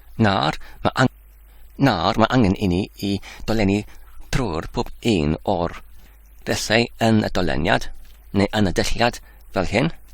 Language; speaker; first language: Welsh; non-native, learner; Dutch